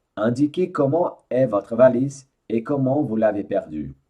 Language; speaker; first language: French; non-native, fluent; Portuguese